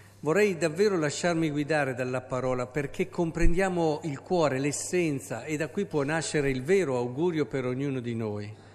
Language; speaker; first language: Italian; native; Italian